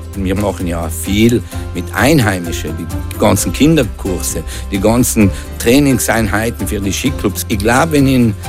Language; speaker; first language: German; non-native, local second language; Ladin